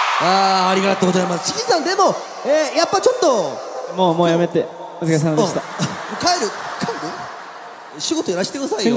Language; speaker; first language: Japanese; native; Japanese